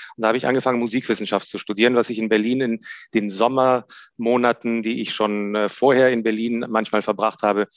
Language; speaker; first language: German; non-native, fluent; Hebrew